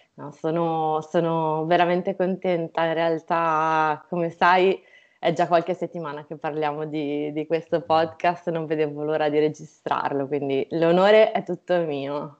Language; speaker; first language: Italian; native; Italian